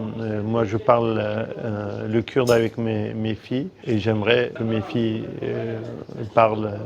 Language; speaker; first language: French; non-native, fluent; Kurdish